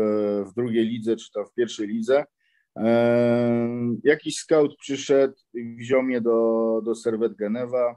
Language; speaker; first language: Polish; early bilingual, heritage; Polish